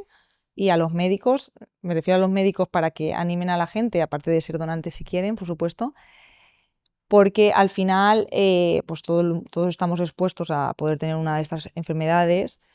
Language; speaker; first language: Spanish; native; Spanish